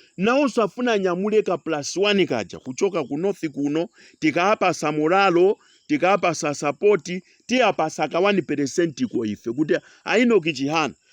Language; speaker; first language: Nyanja; non-native, local second language; Tumbuka